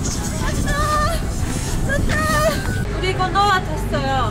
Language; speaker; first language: Korean; non-native, learner; Russian